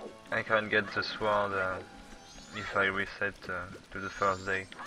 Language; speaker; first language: English; non-native, learner; French